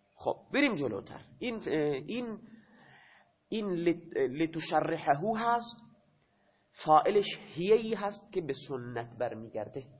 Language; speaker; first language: Persian; non-native, local second language; Baluchi